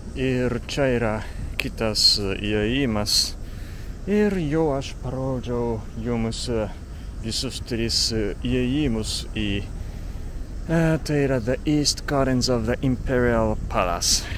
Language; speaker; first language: Lithuanian; non-native, fluent; Japanese